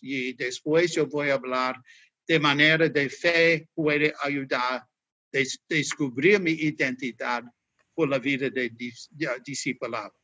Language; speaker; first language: Spanish; non-native, learner; English